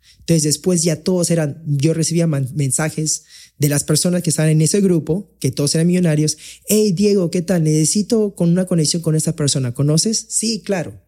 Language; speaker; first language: Spanish; early bilingual, heritage; Spanish